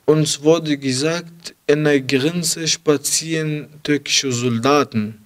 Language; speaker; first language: German; early bilingual, other home language; Arabic